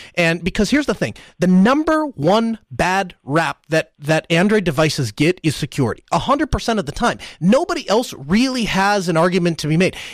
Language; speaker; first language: English; early bilingual, other home language; Hindi